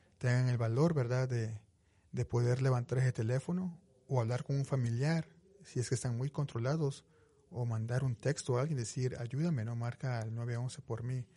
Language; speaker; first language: Spanish; native; Spanish